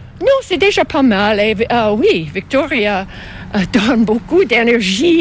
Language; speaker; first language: French; non-native, local second language; English